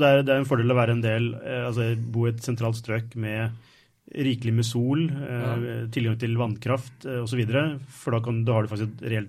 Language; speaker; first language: Norwegian; native; Norwegian